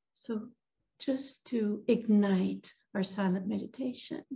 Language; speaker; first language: English; non-native, fluent; Spanish